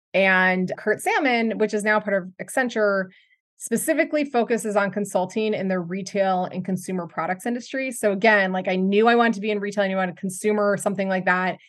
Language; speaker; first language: English; native; English